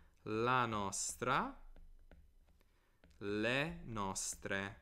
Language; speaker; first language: Italian; non-native, fluent; English